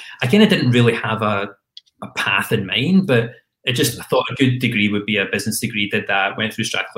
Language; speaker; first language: English; native; English